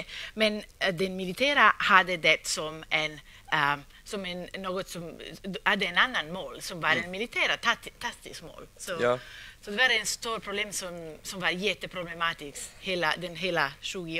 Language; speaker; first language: Swedish; non-native, fluent; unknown